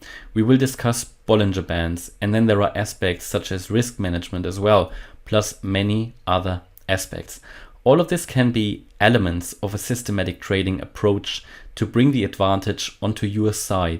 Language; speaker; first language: English; non-native, fluent; German